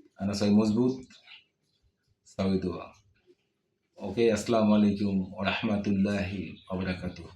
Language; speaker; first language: Arabic; non-native, learner; Bangla